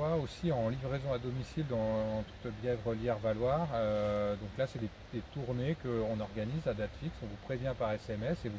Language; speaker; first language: French; native; French